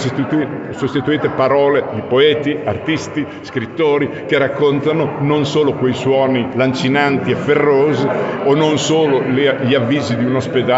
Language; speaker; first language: Italian; native; Italian